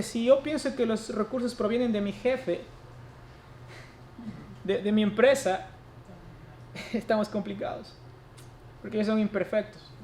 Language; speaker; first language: Spanish; native; Spanish